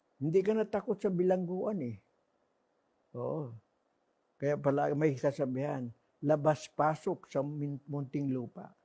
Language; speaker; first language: Filipino; non-native, local second language; Cebuano